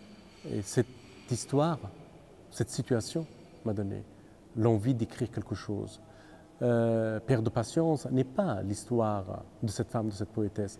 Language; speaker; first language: French; non-native, fluent; Persian